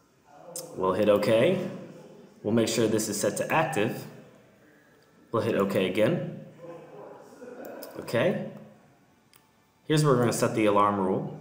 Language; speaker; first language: English; native; English